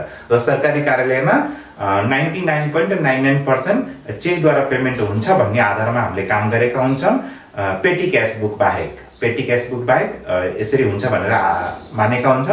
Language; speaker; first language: Nepali; native; Nepali